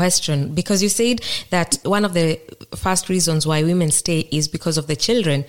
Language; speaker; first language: English; non-native, local second language; Kikuyu